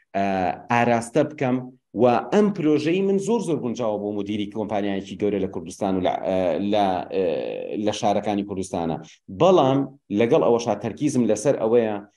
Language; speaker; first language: Central Kurdish; native; Central Kurdish